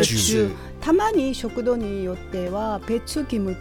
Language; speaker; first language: Japanese; non-native, fluent; Korean